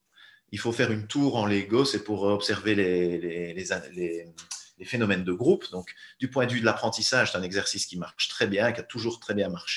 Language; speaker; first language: French; native; French